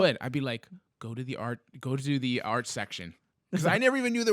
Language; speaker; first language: English; native; English